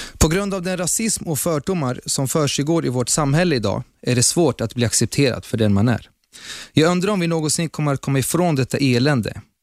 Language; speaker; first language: Swedish; early bilingual, other home language; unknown